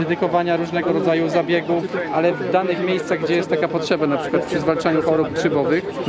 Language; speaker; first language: Polish; native; Polish